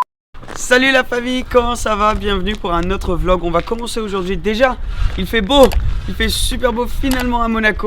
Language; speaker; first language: French; native; French